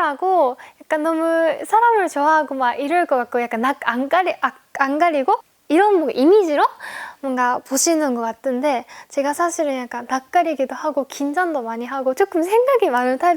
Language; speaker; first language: Korean; non-native, fluent; Japanese